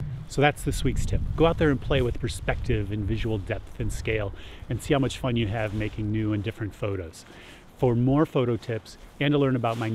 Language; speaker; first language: English; native; English